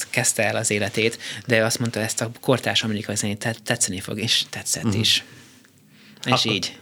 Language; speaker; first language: Hungarian; early bilingual, heritage; Hungarian